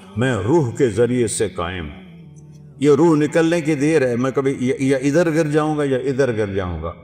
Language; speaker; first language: Urdu; non-native, local second language; Saraiki